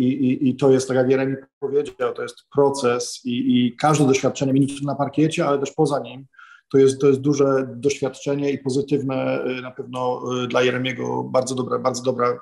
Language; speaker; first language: Polish; native; Polish